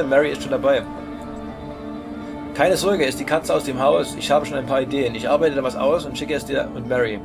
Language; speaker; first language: German; native; German